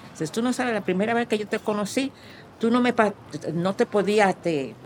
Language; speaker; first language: Spanish; early bilingual, heritage; Spanish